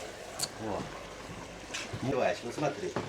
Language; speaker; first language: Russian; non-native, fluent; Uzbek